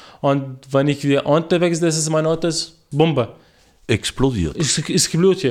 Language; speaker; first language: German; non-native, learner; Arabic